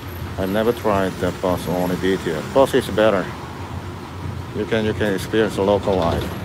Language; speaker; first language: English; non-native, learner; Korean